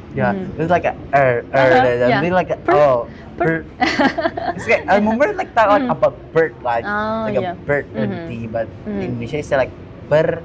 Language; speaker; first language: English; non-native, learner; Indonesian